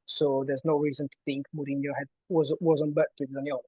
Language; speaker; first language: English; non-native, fluent; Italian